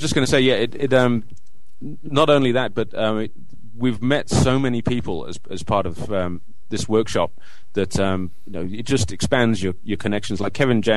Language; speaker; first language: English; native; English